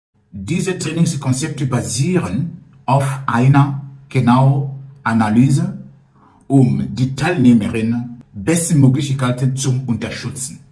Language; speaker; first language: German; non-native, learner; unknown